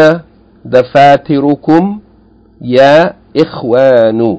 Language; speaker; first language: Arabic; non-native, fluent; English